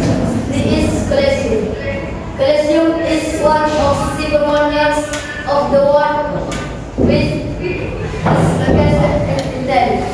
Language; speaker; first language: English; non-native, learner; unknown